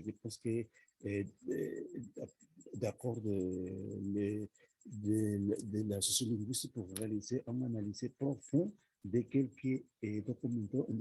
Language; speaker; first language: French; non-native, learner; Spanish